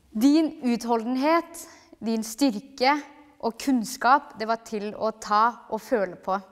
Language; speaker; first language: Norwegian; early bilingual, other home language; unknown